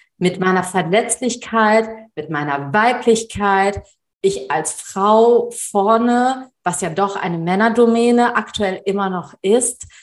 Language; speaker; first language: German; early bilingual, other home language; Tamil